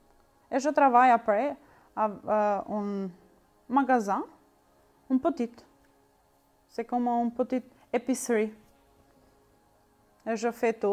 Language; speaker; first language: French; non-native, learner; Albanian